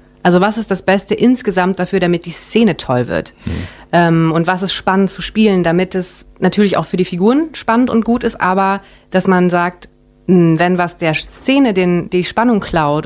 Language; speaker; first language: German; early bilingual, other home language; Japanese